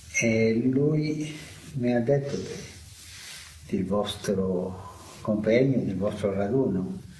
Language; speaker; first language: Italian; non-native, fluent; Spanish